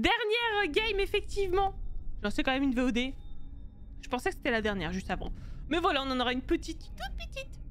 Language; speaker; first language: French; native; French